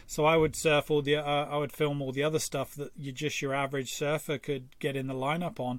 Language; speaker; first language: English; native; English